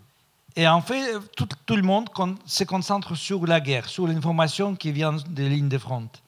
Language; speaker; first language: French; non-native, fluent; Russian